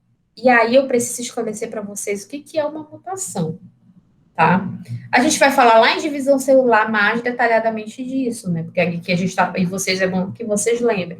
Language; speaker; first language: Portuguese; native; Portuguese